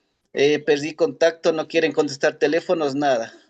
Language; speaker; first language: Spanish; native; Spanish